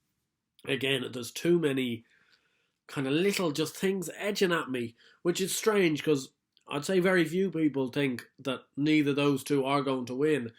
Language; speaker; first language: English; native; English